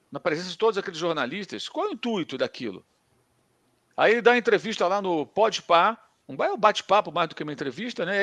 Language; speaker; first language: Portuguese; native; Portuguese